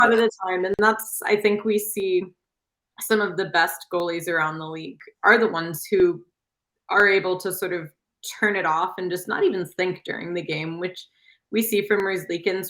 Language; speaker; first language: English; native; English